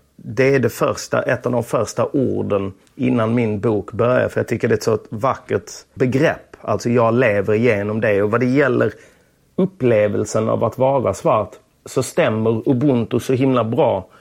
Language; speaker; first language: Swedish; native; Swedish